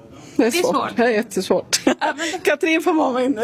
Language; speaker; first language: Swedish; native; Swedish